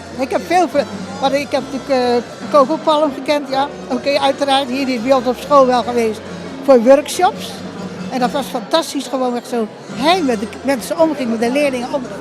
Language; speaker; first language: Dutch; non-native, local second language; Papiamento